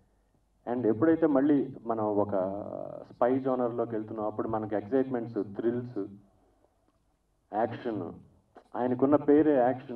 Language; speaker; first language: Telugu; native; Telugu